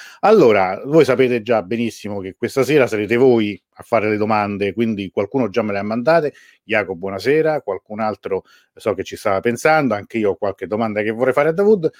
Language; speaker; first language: Italian; early bilingual, other home language; Persian